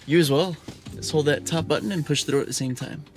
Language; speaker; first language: English; native; English